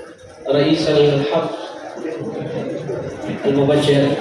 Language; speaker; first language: Arabic; non-native, fluent; Urdu